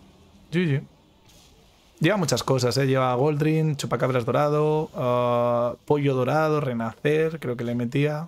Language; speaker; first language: Spanish; native; Spanish